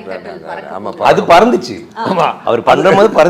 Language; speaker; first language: Tamil; non-native, learner; Malayalam